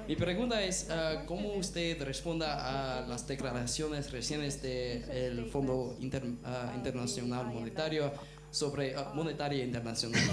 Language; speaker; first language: Spanish; non-native, learner; English